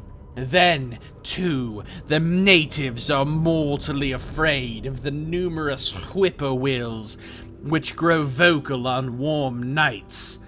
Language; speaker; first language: English; native; English